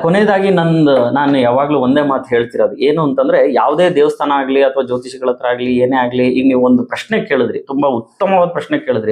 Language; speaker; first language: Kannada; native; Kannada